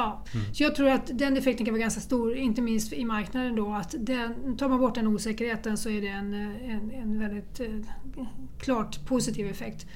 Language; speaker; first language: Swedish; native; Swedish